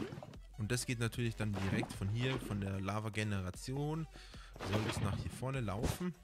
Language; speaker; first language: German; native; German